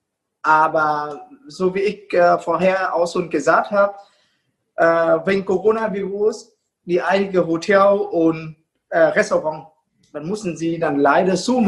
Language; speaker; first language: German; non-native, fluent; Vietnamese